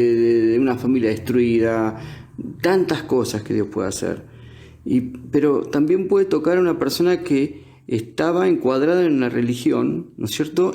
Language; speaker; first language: Spanish; native; Spanish